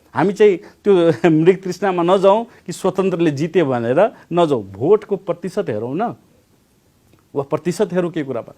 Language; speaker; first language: Nepali; non-native, local second language; Maithili